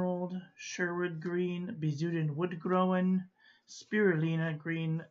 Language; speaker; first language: English; native; English